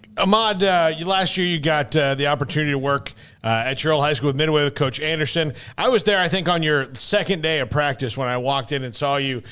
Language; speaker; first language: English; native; English